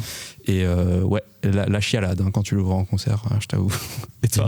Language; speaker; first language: French; native; French